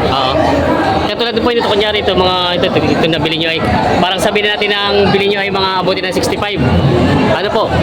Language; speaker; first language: Filipino; native; Filipino